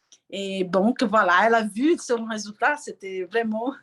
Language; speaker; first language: French; non-native, learner; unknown